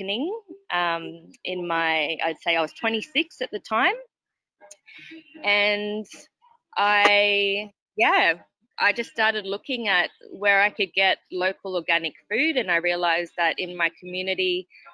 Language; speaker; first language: English; native; English